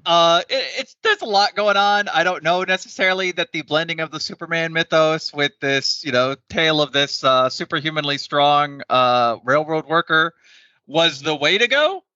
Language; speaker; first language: English; native; English